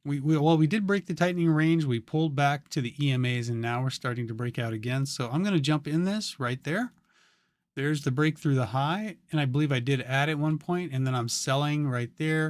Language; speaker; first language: English; native; English